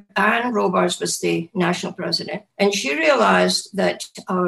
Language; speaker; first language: English; native; English